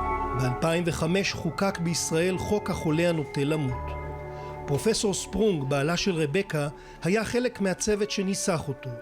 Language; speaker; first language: Hebrew; native; Hebrew